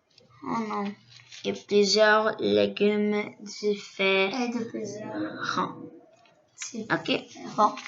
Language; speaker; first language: French; early bilingual, other home language; Korean